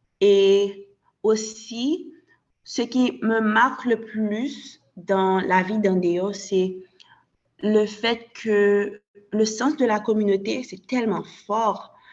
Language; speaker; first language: French; non-native, local second language; Haitian Creole